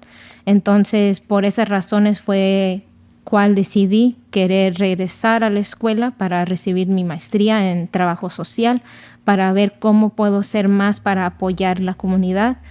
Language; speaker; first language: Spanish; early bilingual, other home language; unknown